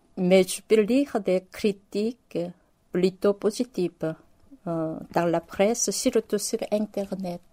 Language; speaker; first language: French; non-native, fluent; Korean